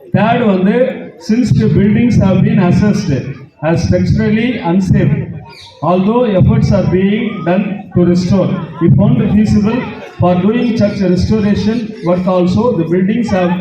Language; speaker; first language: English; non-native, local second language; Tamil